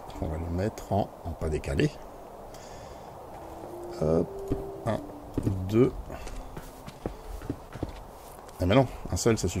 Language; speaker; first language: French; native; French